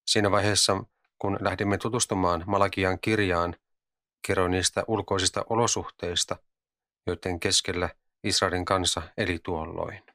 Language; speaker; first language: Finnish; native; Finnish